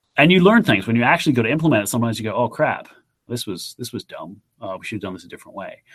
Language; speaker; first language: English; native; English